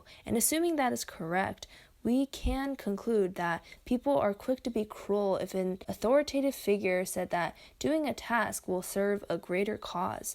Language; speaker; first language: English; native; English